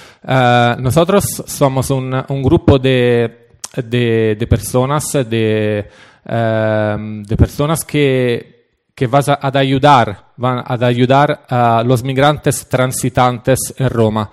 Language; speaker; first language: Spanish; non-native, fluent; Italian